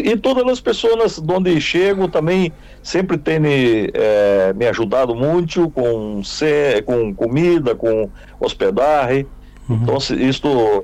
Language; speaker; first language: Spanish; non-native, learner; Portuguese